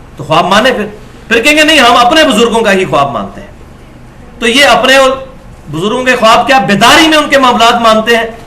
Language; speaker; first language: Urdu; non-native, local second language; Punjabi